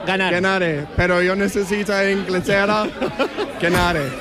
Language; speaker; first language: Spanish; non-native, learner; English